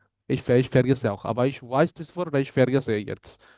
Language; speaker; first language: German; non-native, learner; Bangla